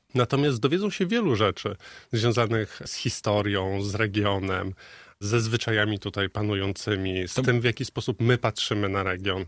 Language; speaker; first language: Polish; native; Polish